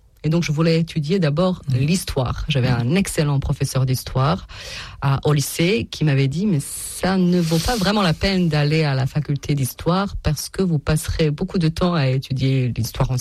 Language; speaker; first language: French; non-native, fluent; Serbian